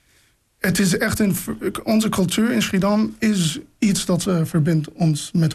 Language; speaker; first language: Dutch; non-native, fluent; English